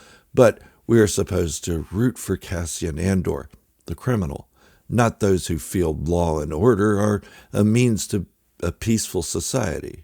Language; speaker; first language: English; native; English